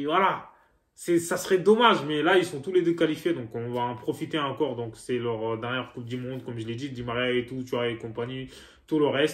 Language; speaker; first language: French; native; French